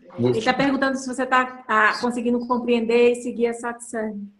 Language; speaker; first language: Portuguese; native; Portuguese